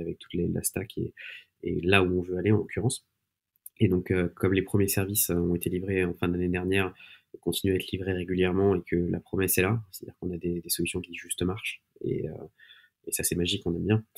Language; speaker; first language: French; native; French